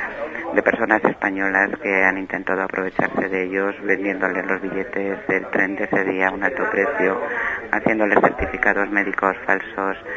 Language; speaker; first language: Spanish; native; Spanish